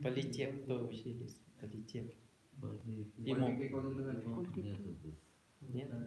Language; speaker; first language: Russian; non-native, learner; Sinhala